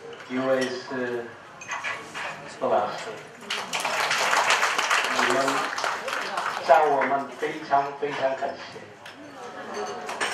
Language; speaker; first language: Chinese; non-native, fluent; Korean